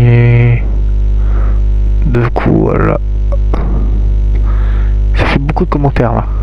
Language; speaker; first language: French; native; French